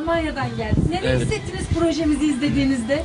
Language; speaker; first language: Turkish; native; Turkish